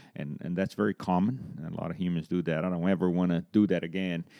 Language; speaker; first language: English; non-native, fluent; Portuguese